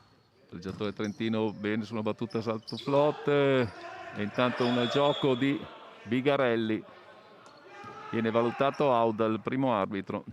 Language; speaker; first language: Italian; native; Italian